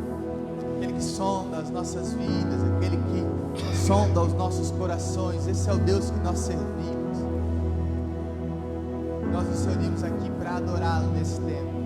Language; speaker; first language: Portuguese; native; Portuguese